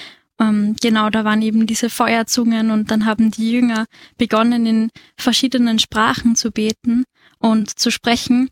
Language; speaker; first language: German; native; German